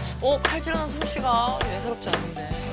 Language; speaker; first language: Korean; native; Korean